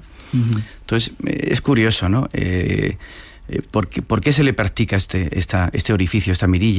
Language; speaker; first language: Spanish; native; Spanish